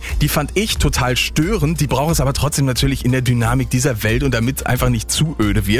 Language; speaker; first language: German; native; German